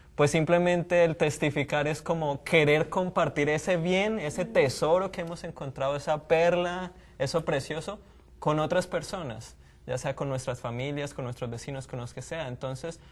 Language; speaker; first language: Spanish; native; Spanish